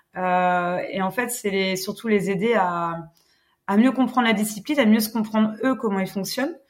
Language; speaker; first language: French; non-native, fluent; English